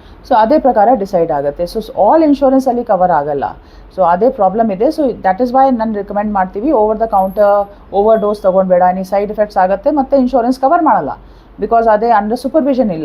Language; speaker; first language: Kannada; non-native, learner; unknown